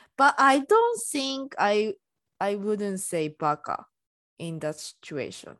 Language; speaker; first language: English; non-native, fluent; Japanese